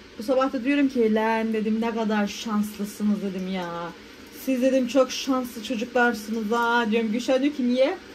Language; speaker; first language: Turkish; early bilingual, heritage; Turkish